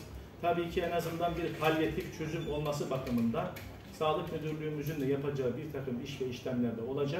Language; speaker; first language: Turkish; native; Turkish